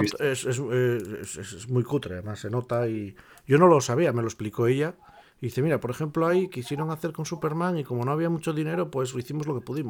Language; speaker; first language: Spanish; native; Spanish